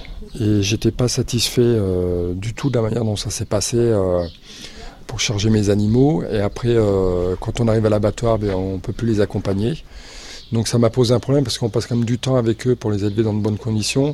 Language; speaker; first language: French; native; French